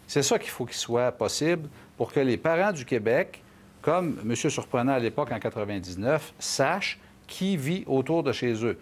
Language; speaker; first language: French; native; French